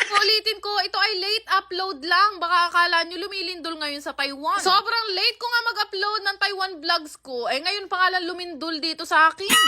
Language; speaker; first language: Filipino; native; Filipino